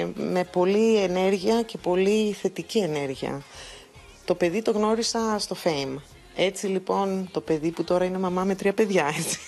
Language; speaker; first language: Greek; early bilingual, other home language; English